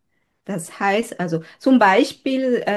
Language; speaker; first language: German; non-native, fluent; Sinhala